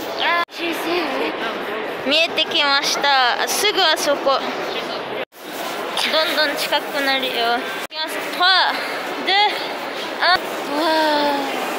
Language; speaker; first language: Japanese; early bilingual, heritage; Japanese